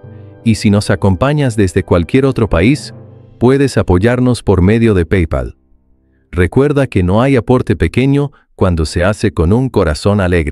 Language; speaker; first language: Spanish; native; Spanish